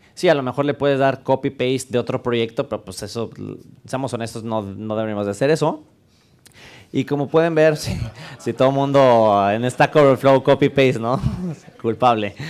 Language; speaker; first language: Spanish; native; Spanish